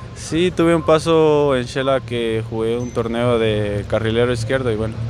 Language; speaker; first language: Spanish; native; Spanish